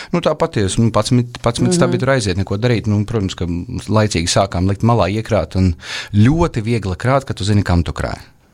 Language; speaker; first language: Latvian; native; Latvian